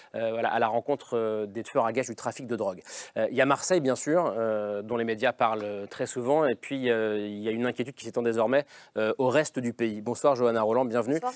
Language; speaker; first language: French; native; French